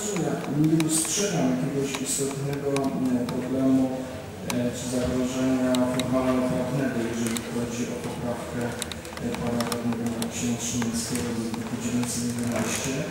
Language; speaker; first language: Polish; native; Polish